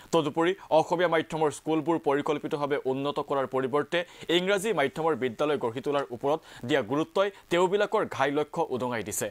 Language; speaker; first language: Assamese; native; Assamese